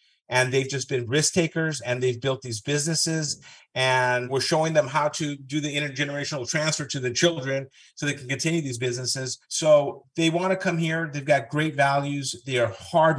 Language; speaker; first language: English; early bilingual, other home language; Spanish